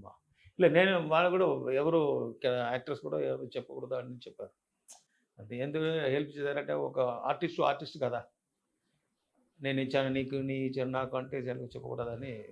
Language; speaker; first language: Telugu; non-native, local second language; Tamil